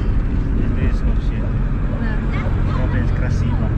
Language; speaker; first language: Russian; non-native, learner; Filipino